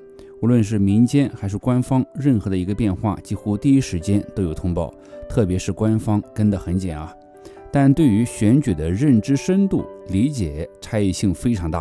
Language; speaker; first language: Chinese; native; Chinese